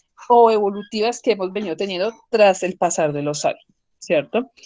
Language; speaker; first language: Spanish; native; Spanish